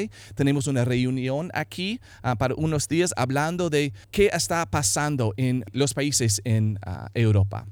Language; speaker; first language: Spanish; non-native, fluent; English